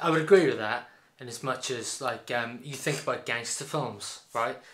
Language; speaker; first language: English; native; English